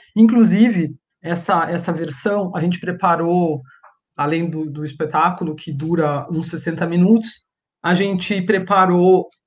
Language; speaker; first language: Portuguese; native; Portuguese